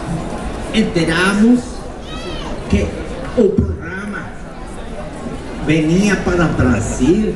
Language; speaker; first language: Portuguese; non-native, learner; Spanish